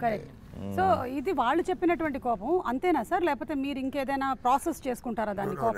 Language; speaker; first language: Telugu; native; Telugu